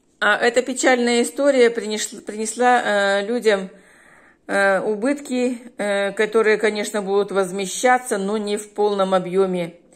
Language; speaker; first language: Russian; native; Russian